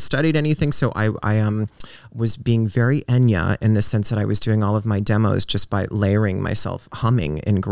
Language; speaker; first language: English; native; English